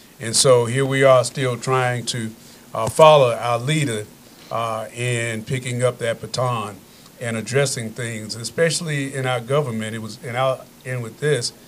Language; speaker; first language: English; native; English